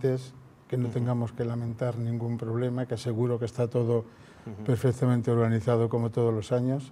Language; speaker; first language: Spanish; native; Spanish